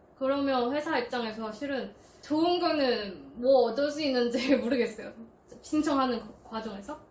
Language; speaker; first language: Korean; non-native, fluent; Chinese